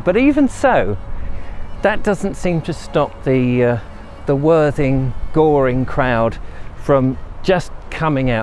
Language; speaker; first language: English; native; English